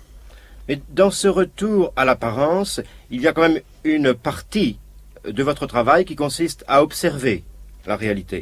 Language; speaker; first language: French; native; French